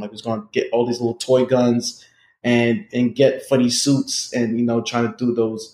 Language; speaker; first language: English; native; English